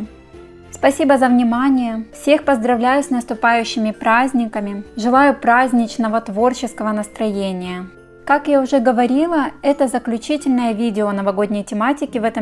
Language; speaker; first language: Russian; native; Russian